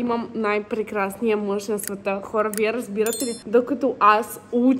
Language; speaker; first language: Bulgarian; native; Bulgarian